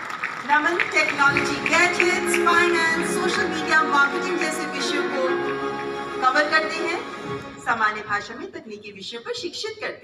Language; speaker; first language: Hindi; native; Hindi